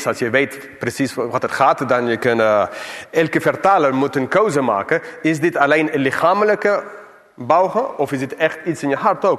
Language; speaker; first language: Dutch; non-native, fluent; English